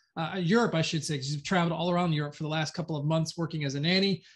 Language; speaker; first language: English; native; English